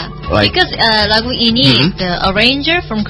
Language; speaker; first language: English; non-native, learner; Korean